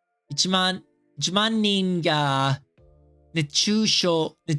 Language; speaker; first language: Japanese; non-native, learner; English